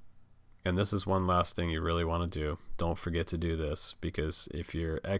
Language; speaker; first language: English; native; English